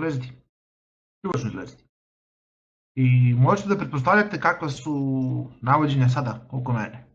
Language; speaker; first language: Bosnian; native; Bosnian